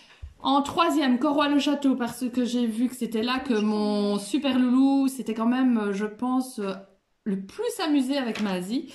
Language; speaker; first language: French; native; French